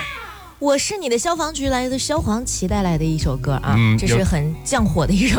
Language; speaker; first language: Chinese; native; Chinese